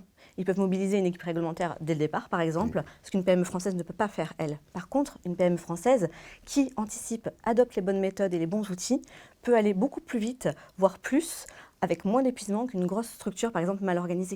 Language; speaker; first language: French; native; French